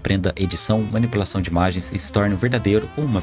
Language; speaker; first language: Portuguese; native; Portuguese